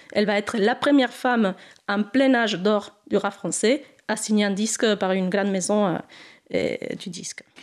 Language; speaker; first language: French; non-native, fluent; Spanish